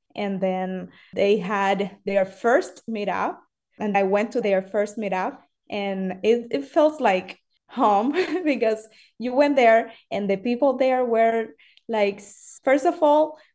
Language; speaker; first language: English; non-native, fluent; Spanish